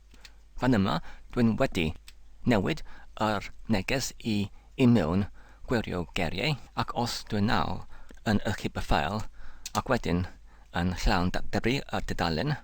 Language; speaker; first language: Welsh; non-native, learner; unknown